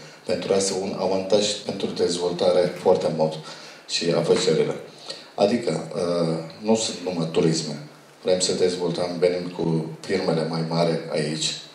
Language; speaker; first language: Romanian; non-native, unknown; Turkish